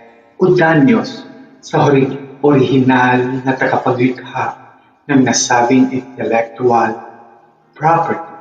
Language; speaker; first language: Filipino; native; Filipino